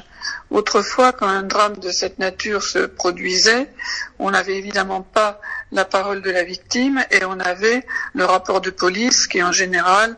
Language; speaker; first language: French; native; French